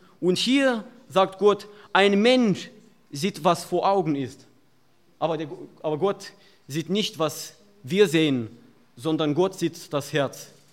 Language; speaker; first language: German; non-native, fluent; Russian